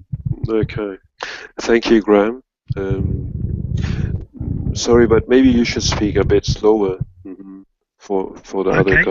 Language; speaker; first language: English; non-native, fluent; Turkish